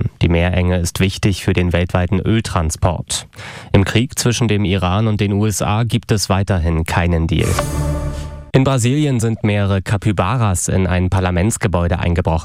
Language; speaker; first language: German; native; German